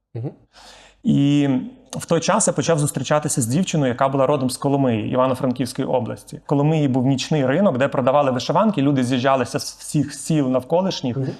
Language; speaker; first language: Ukrainian; native; Ukrainian